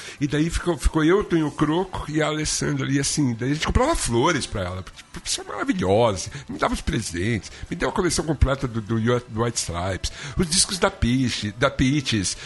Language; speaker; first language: Portuguese; native; Portuguese